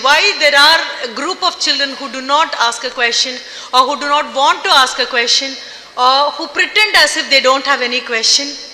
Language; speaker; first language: English; non-native, local second language; Tamil